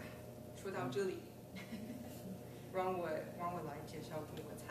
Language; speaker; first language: Chinese; non-native, fluent; English